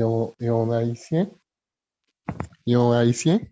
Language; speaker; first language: Haitian Creole; non-native, learner; French